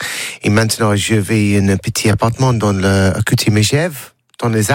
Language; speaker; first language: French; non-native, learner; English